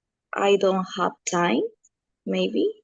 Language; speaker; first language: English; non-native, learner; Spanish